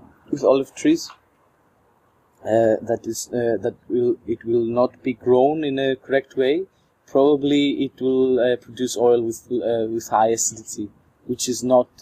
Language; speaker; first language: English; non-native, fluent; Greek